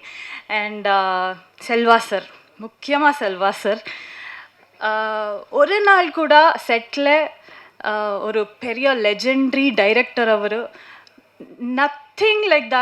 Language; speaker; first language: Tamil; non-native, learner; Kannada